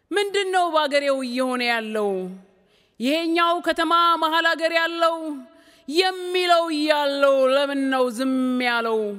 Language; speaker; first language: Amharic; native; Amharic